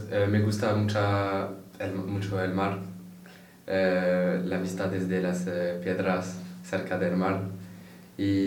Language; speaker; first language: Spanish; non-native, learner; French